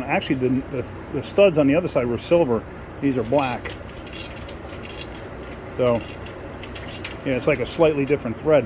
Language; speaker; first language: English; native; English